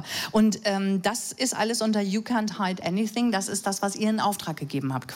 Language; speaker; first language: German; native; German